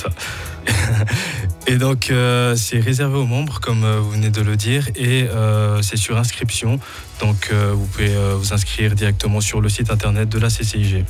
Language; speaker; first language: French; native; French